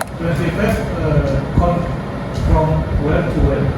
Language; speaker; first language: English; non-native, learner; Indonesian